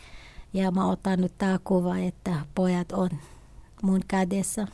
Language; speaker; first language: Finnish; non-native, learner; Kurdish